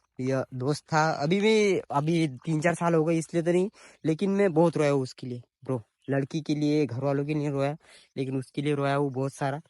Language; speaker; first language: Hindi; non-native, local second language; Marathi